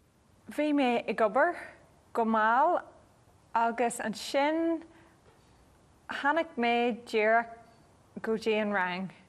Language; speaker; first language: Irish; non-native, learner; English